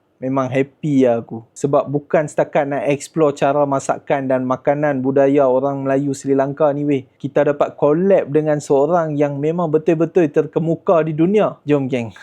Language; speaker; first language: Malay; native; Malay